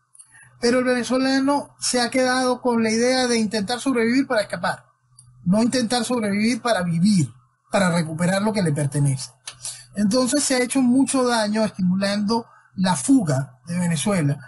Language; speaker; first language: Spanish; native; Spanish